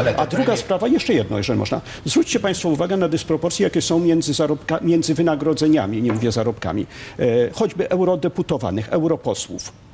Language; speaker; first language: Polish; native; Polish